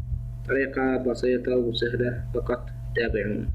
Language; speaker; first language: Arabic; native; Arabic